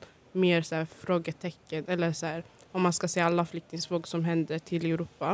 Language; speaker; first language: Swedish; early bilingual, other home language; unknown